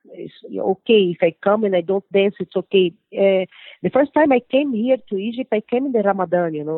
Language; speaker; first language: English; non-native, learner; Portuguese